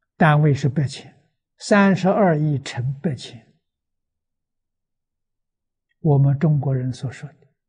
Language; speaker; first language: Chinese; native; Chinese